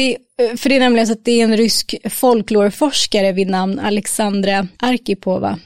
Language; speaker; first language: Swedish; native; Swedish